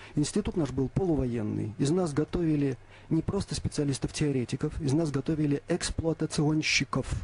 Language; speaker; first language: Russian; native; Russian